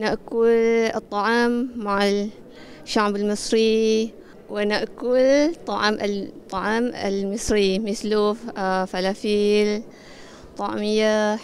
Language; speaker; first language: Arabic; non-native, learner; Malay